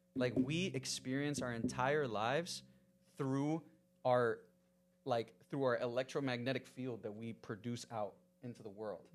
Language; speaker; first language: English; early bilingual, other home language; Spanish